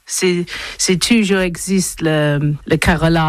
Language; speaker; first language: French; non-native, learner; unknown